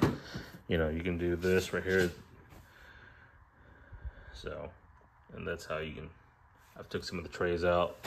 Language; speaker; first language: English; native; English